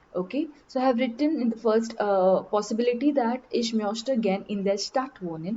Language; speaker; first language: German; non-native, learner; Marathi